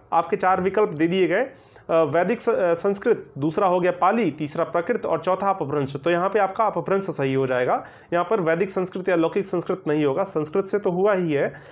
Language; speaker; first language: Hindi; native; Hindi